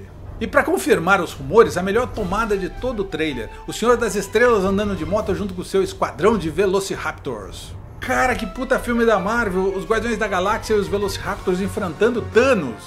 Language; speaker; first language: Portuguese; native; Portuguese